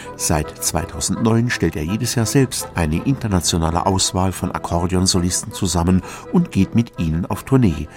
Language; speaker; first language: German; native; German